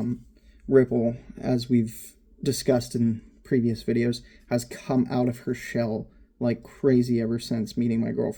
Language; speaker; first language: English; native; English